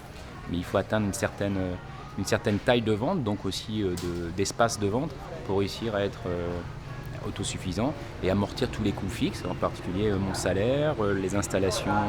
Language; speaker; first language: French; native; French